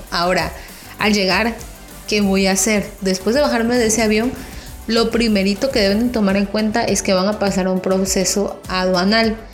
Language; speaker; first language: Spanish; native; Spanish